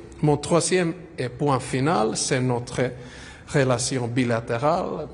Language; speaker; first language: French; non-native, fluent; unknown